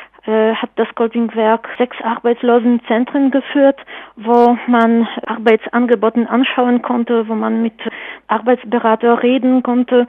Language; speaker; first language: German; non-native, fluent; Polish